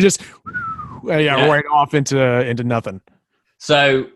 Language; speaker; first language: English; native; English